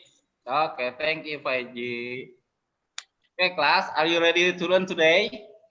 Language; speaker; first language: English; non-native, learner; Indonesian